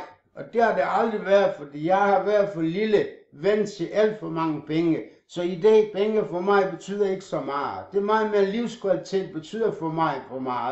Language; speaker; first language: Danish; non-native, fluent; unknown